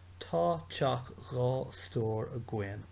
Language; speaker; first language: Irish; non-native, local second language; English